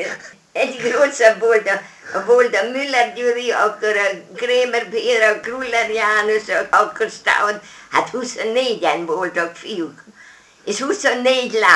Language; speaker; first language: Hungarian; non-native, local second language; German